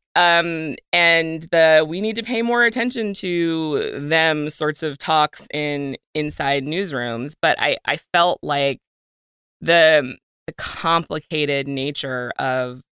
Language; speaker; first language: English; native; English